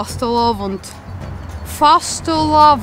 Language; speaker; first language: Dutch; non-native, learner; Polish